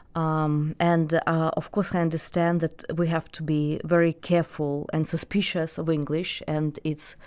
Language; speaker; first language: English; non-native, fluent; Russian